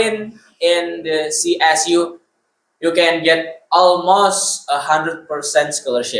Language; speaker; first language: English; non-native, learner; Indonesian